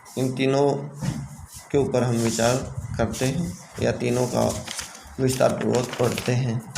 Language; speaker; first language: Hindi; native; Hindi